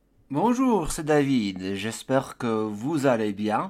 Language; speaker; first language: French; non-native, fluent; English